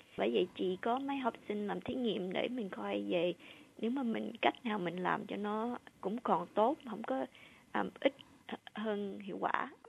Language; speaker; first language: Vietnamese; early bilingual, heritage; Vietnamese